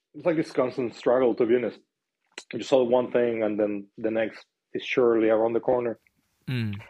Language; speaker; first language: English; non-native, fluent; Spanish